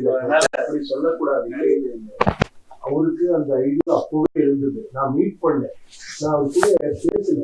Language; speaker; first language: Tamil; non-native, learner; Kannada